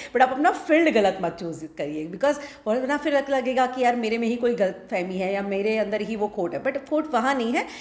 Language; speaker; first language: Hindi; non-native, local second language; Gujarati